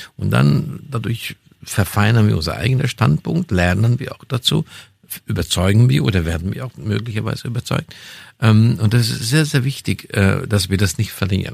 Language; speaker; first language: German; non-native, fluent; Hungarian